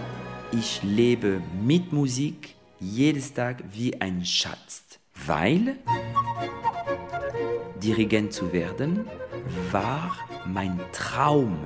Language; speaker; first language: German; non-native, fluent; French